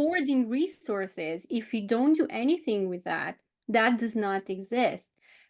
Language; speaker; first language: English; non-native, fluent; Romanian